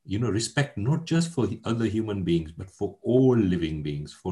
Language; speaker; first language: English; non-native, local second language; Gujarati